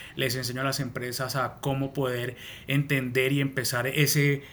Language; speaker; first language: Spanish; native; Spanish